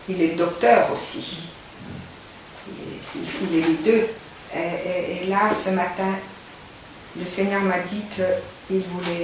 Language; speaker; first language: French; native; French